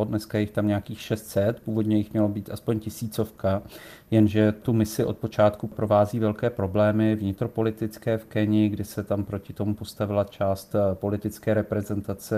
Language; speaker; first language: Czech; native; Czech